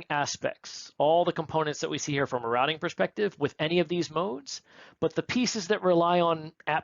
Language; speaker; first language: English; native; English